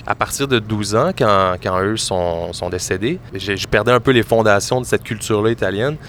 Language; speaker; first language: French; native; French